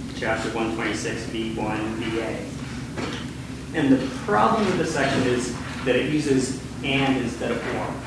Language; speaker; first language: English; native; English